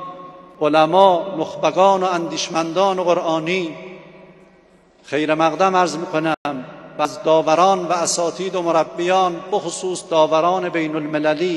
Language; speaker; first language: Persian; native; Persian